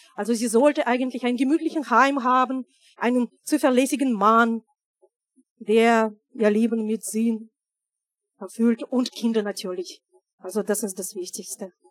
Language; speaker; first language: German; non-native, fluent; Russian